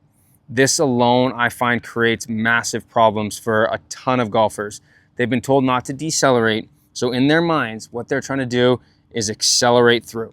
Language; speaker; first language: English; native; English